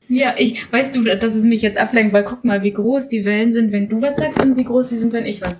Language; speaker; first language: German; native; German